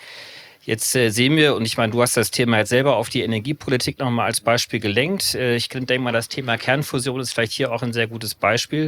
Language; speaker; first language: German; native; German